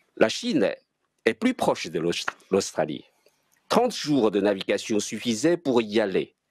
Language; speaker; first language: French; non-native, fluent; Chinese